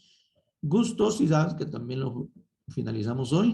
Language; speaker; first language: Spanish; native; Spanish